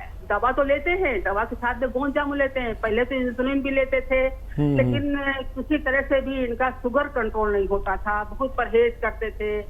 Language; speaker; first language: Hindi; native; Hindi